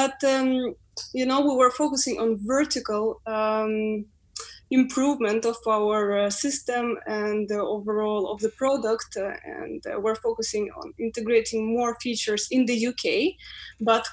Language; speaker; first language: English; non-native, fluent; Ukrainian